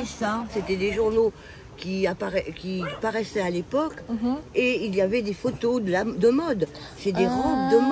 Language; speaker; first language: French; native; French